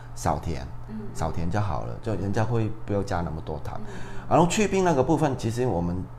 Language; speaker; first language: Chinese; non-native, fluent; Cantonese